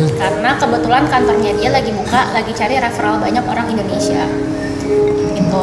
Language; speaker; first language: Indonesian; native; Indonesian